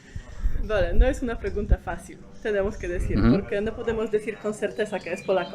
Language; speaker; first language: Spanish; non-native, fluent; Polish